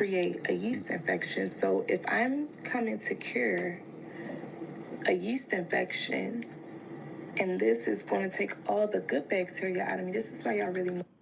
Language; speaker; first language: English; native; English